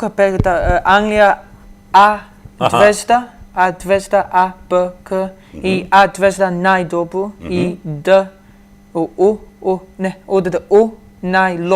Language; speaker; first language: Macedonian; early bilingual, heritage; Macedonian